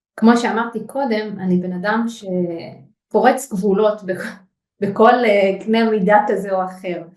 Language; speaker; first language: Hebrew; non-native, local second language; Arabic